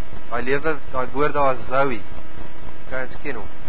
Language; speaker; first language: Afrikaans; native; Afrikaans